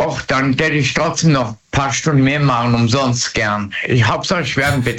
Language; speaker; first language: German; native; German